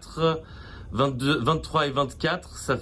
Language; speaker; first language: French; native; French